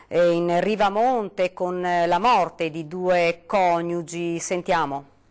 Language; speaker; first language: Italian; native; Italian